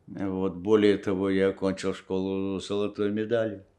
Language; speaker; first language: Russian; non-native, local second language; Ukrainian